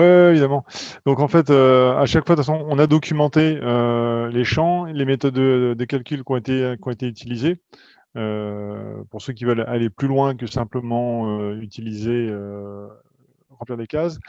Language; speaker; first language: French; native; French